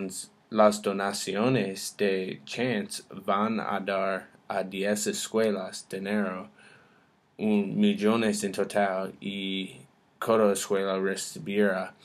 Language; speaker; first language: Spanish; non-native, learner; English